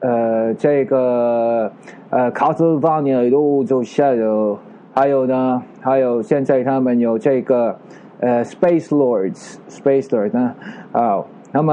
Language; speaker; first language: Chinese; non-native, learner; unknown